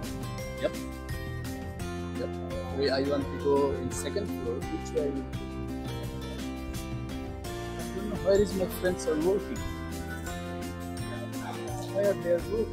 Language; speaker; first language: English; non-native, learner; Bangla